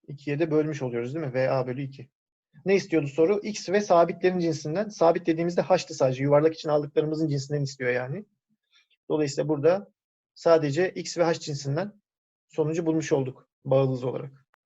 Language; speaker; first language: Turkish; native; Turkish